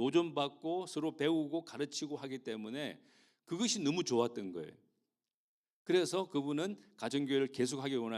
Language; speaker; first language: Korean; native; Korean